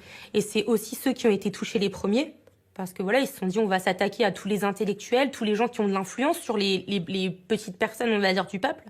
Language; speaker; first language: French; early bilingual, other home language; Armenian